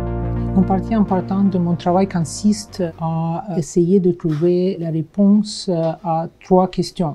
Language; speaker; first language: French; non-native, fluent; Russian